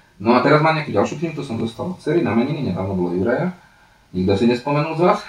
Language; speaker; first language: Slovak; non-native, local second language; Hungarian